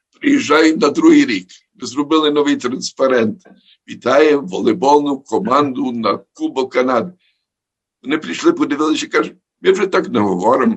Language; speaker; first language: Ukrainian; early bilingual, heritage; Ukrainian